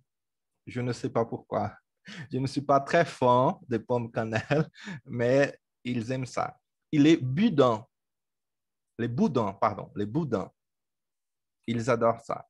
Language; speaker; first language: French; native; French